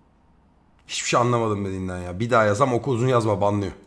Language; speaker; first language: Turkish; native; Turkish